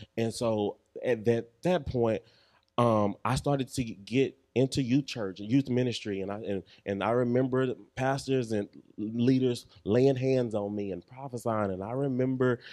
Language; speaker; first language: English; native; English